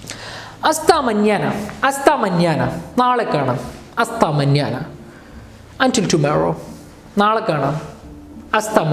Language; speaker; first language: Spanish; non-native, fluent; Malayalam